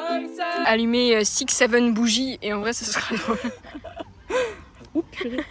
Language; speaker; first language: French; native; French